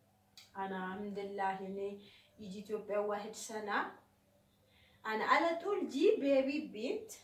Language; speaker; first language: Arabic; non-native, learner; Oromo